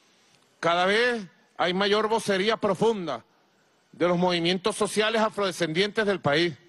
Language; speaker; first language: Spanish; native; Spanish